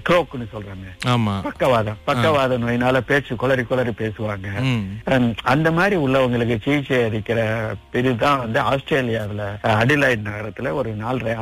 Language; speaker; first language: Tamil; native; Tamil